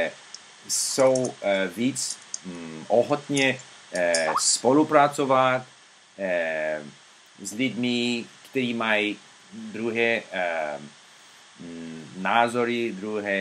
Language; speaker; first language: Czech; non-native, learner; English